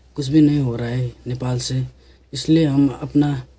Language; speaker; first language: Hindi; non-native, local second language; Nepali